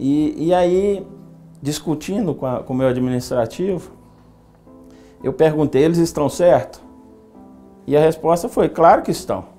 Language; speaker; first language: Portuguese; native; Portuguese